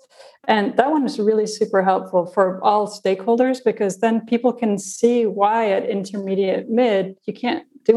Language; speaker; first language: English; non-native, local second language; Afrikaans